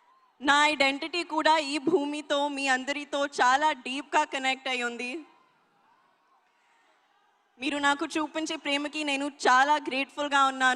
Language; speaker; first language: Telugu; non-native, learner; Hindi